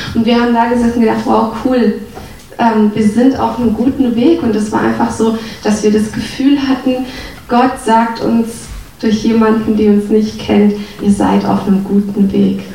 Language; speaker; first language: German; native; German